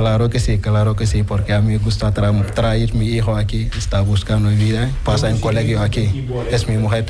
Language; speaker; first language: Spanish; non-native, learner; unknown